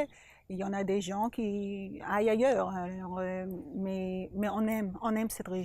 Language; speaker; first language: French; non-native, learner; Hebrew